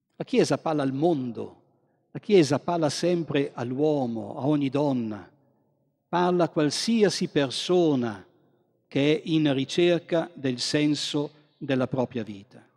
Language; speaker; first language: Italian; native; Italian